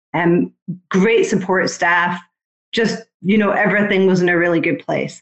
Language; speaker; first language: English; native; English